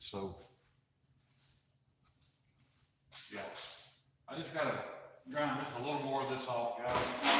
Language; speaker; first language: English; native; English